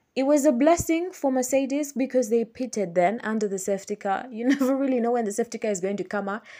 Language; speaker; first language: English; non-native, local second language; Ganda